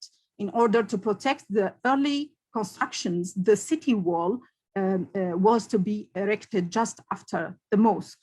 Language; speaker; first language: English; non-native, local second language; Arabic